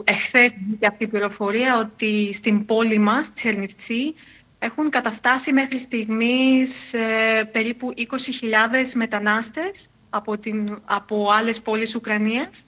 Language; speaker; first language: Greek; non-native, fluent; Ukrainian